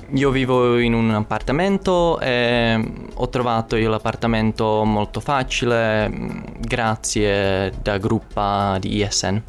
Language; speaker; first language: Italian; non-native, learner; Czech